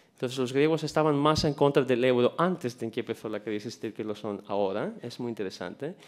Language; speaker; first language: Spanish; non-native, fluent; Greek